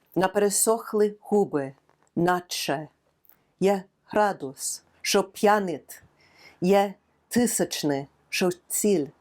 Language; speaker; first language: Ukrainian; non-native, fluent; English